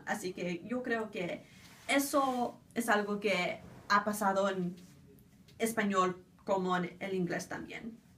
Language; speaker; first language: Spanish; early bilingual, other home language; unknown